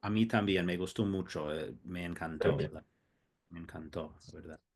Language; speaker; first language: Spanish; non-native, fluent; English